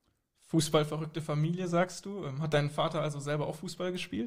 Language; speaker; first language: German; native; German